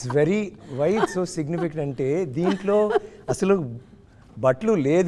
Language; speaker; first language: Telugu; non-native, learner; Tamil